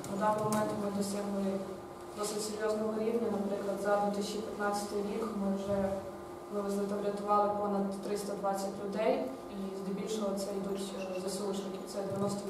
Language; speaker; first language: Ukrainian; native; Ukrainian